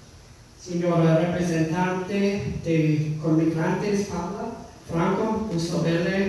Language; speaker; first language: Spanish; non-native, fluent; English